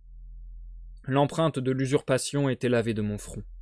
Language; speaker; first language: French; native; French